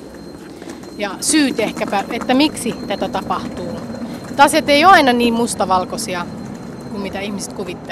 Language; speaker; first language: Finnish; early bilingual, other home language; Somali